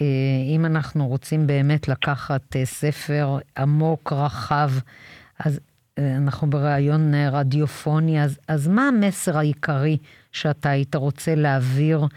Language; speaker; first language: Hebrew; native; Hebrew